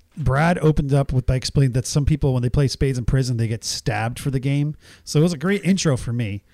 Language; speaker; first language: English; native; English